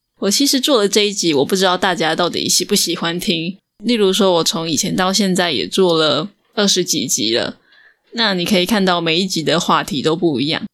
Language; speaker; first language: Chinese; native; Chinese